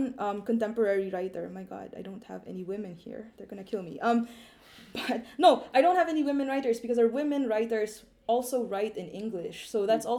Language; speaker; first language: English; non-native, local second language; Filipino